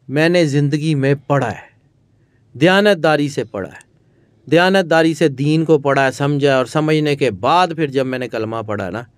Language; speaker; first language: Urdu; non-native, local second language; Punjabi